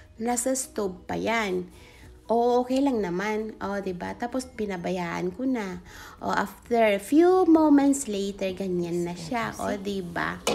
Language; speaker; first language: Filipino; non-native, local second language; Iloko